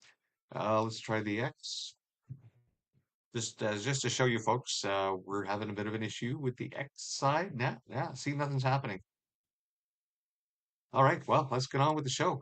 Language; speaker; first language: English; native; English